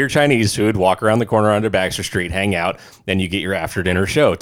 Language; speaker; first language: English; native; English